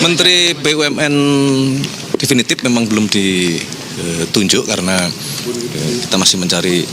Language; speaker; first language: Indonesian; native; Indonesian